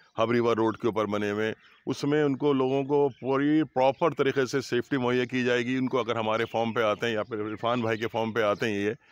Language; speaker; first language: Urdu; native; Urdu